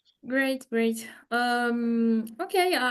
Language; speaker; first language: English; non-native, fluent; Portuguese